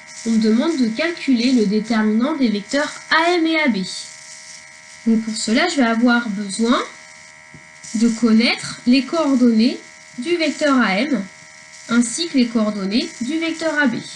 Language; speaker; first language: French; native; French